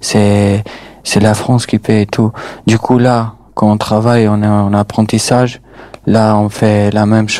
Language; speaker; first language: French; non-native, fluent; Albanian